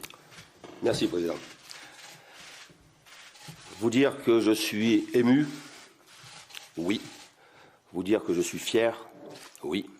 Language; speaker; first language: French; native; French